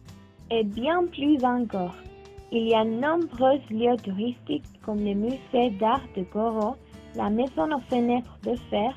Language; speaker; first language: French; non-native, learner; Spanish